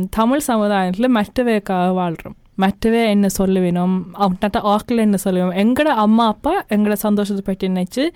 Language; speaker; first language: Tamil; early bilingual, heritage; Tamil